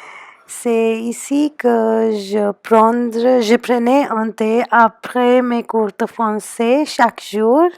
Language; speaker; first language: French; non-native, fluent; Hindi